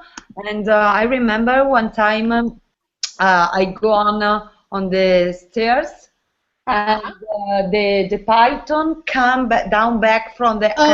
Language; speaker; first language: English; non-native, learner; Italian